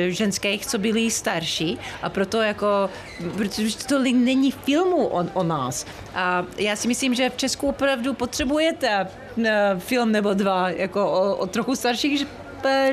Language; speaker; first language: Czech; early bilingual, heritage; Czech